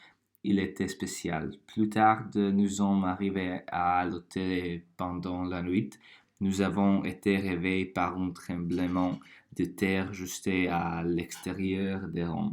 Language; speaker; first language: French; non-native, learner; Croatian